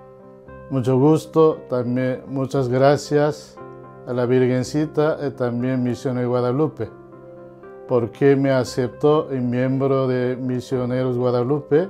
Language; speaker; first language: Spanish; non-native, learner; Korean